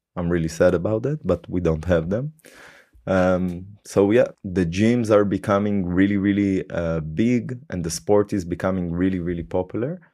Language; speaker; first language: English; non-native, fluent; Hebrew